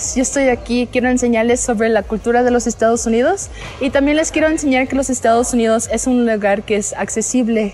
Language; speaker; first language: Spanish; non-native, fluent; English